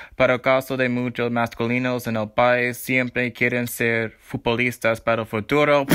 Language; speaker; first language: Spanish; non-native, learner; English